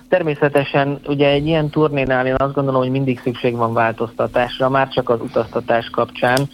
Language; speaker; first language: Hungarian; native; Hungarian